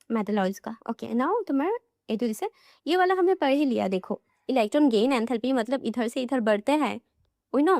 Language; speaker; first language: Hindi; non-native, local second language; Assamese